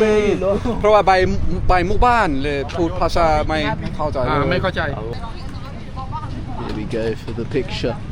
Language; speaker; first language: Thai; non-native, learner; English